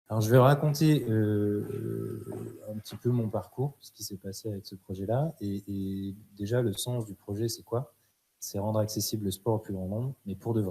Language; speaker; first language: French; native; French